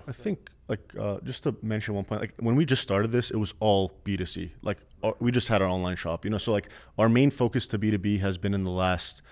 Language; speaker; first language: English; native; English